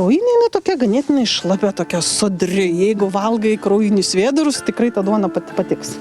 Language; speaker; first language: Lithuanian; native; Lithuanian